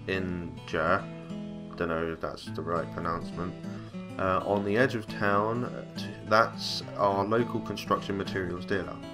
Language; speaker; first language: English; native; English